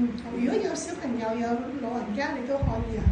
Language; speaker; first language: Cantonese; native; Cantonese